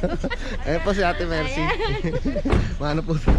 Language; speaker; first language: Filipino; native; Filipino